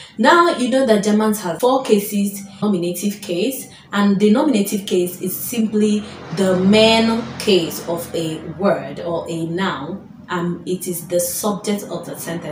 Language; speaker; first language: English; non-native, local second language; Igbo